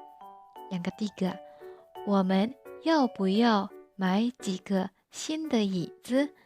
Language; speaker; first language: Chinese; non-native, fluent; Indonesian